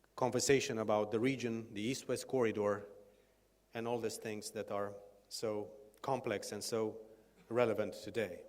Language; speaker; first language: English; non-native, fluent; Romanian